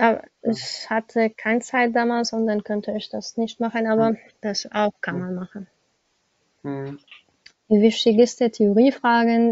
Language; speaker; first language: German; non-native, learner; Arabic